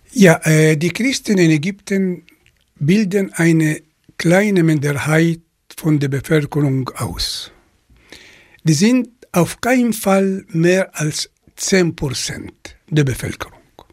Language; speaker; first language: German; non-native, fluent; Arabic